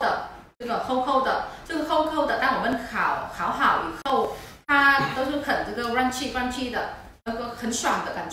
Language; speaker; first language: Chinese; non-native, fluent; Vietnamese